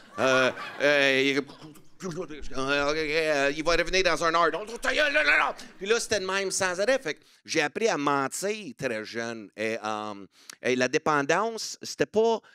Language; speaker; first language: French; non-native, local second language; English